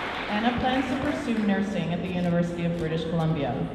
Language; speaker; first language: English; native; English